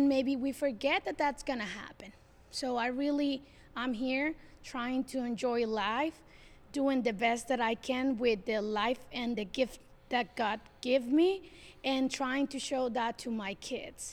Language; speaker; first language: English; non-native, fluent; Spanish